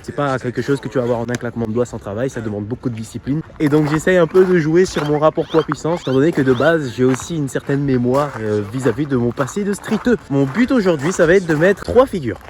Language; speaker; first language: French; native; French